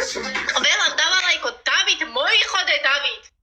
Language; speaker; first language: Russian; non-native, fluent; Georgian